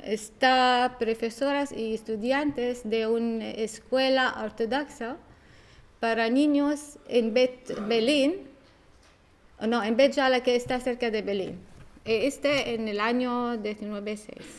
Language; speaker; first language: Spanish; non-native, learner; Arabic